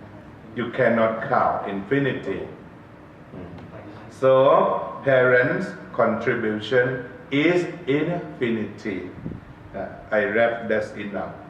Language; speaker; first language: English; non-native, learner; Thai